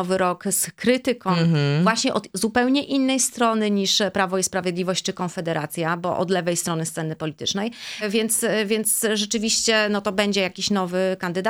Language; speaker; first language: Polish; native; Polish